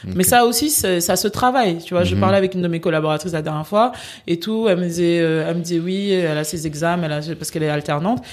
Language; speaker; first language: French; native; French